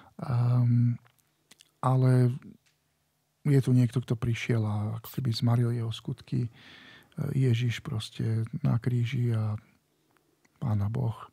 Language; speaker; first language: Slovak; native; Slovak